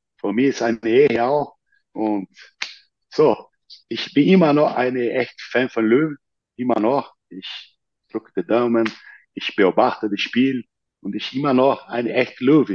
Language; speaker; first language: German; non-native, learner; Portuguese